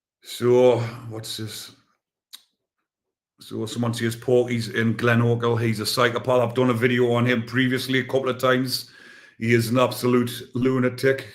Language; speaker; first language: English; native; English